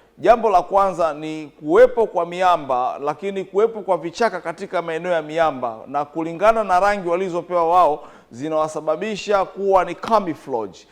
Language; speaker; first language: Swahili; native; Swahili